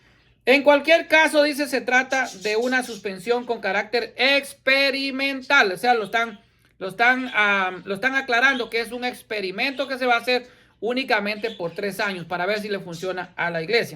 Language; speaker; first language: Spanish; native; Spanish